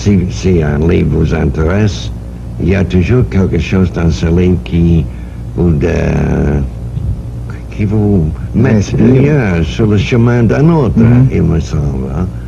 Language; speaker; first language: French; non-native, learner; English